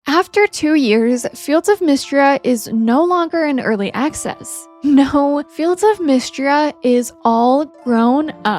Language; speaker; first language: English; native; English